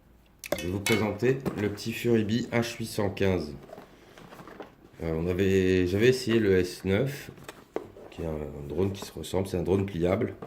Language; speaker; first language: French; native; French